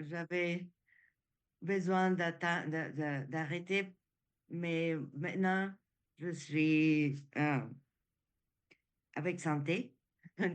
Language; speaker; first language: French; non-native, learner; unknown